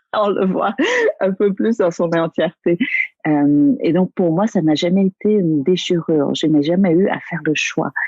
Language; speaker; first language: French; early bilingual, other home language; Vietnamese